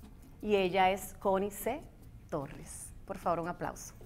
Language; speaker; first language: Spanish; native; Spanish